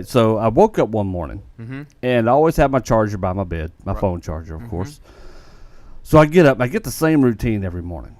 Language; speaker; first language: English; native; English